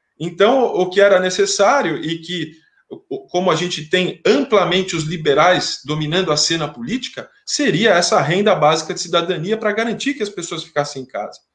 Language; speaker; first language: Portuguese; native; Portuguese